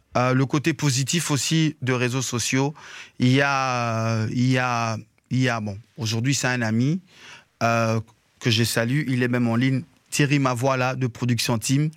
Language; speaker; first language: French; non-native, local second language; Lingala